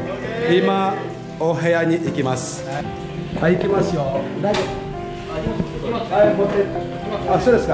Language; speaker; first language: Japanese; non-native, local second language; Indonesian